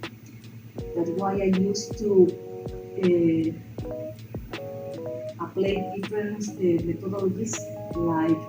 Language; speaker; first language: English; non-native, learner; Spanish